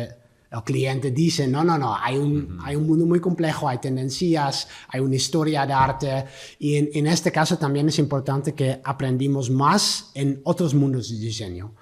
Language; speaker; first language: Spanish; non-native, learner; Dutch